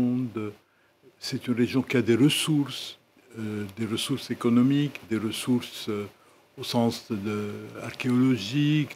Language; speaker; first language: French; non-native, local second language; Arabic